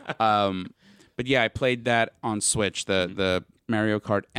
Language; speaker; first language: English; native; English